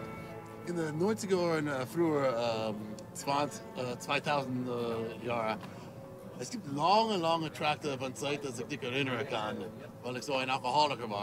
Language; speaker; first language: German; non-native, learner; English